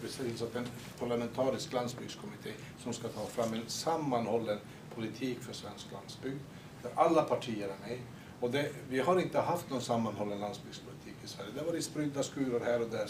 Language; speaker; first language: Swedish; native; Swedish